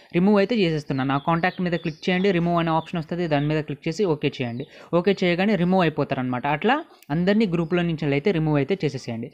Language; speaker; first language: Telugu; native; Telugu